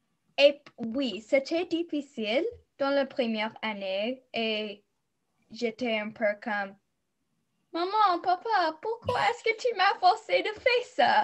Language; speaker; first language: French; non-native, local second language; English